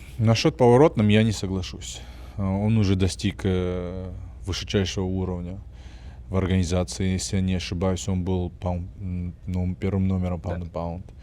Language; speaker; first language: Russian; non-native, fluent; Georgian